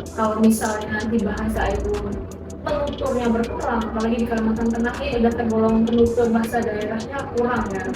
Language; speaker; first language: Indonesian; native; Indonesian